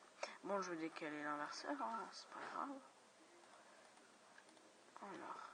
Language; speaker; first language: French; native; French